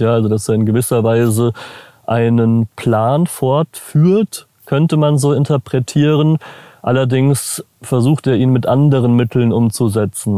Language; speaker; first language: German; native; German